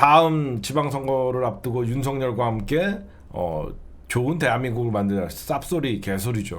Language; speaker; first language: Korean; native; Korean